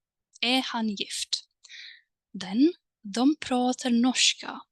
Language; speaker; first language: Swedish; non-native, fluent; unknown